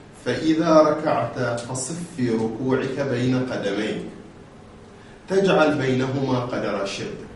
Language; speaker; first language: Arabic; native; Arabic